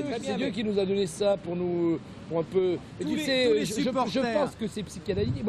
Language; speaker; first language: French; native; French